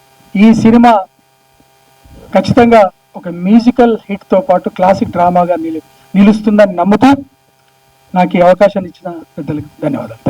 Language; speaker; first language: Telugu; native; Telugu